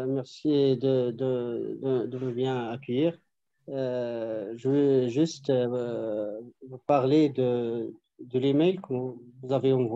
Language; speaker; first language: French; non-native, learner; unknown